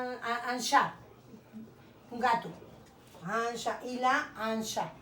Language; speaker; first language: French; non-native, fluent; Spanish